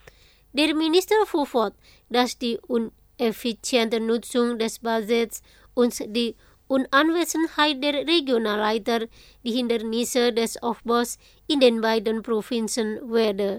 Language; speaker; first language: German; non-native, fluent; Indonesian